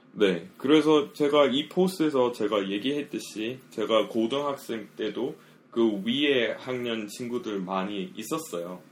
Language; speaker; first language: Korean; non-native, fluent; English